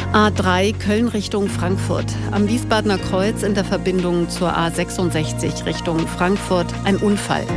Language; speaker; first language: German; native; German